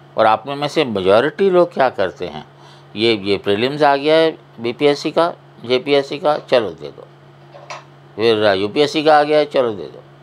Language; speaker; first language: Hindi; non-native, local second language; Punjabi